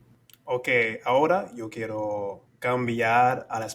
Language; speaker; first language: Spanish; non-native, fluent; English